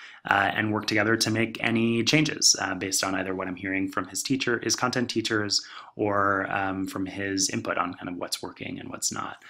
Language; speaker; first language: English; native; English